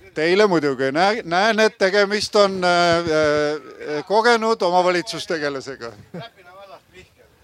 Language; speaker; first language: Estonian; native; Estonian